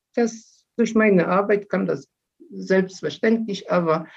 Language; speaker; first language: German; non-native, fluent; Polish